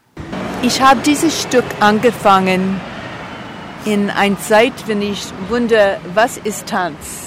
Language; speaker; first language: German; non-native, learner; English